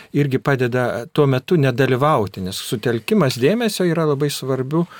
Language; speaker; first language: Lithuanian; native; Lithuanian